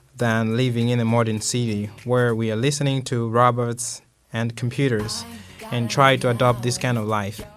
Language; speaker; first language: English; non-native, local second language; Nyanja